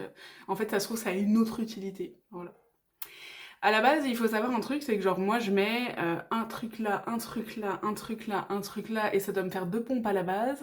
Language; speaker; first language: French; native; French